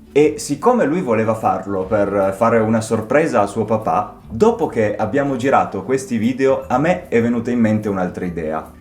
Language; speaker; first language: Italian; native; Italian